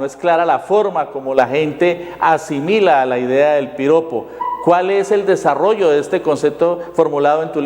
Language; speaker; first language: Spanish; native; Spanish